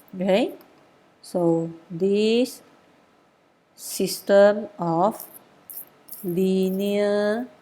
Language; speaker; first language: English; non-native, local second language; Malay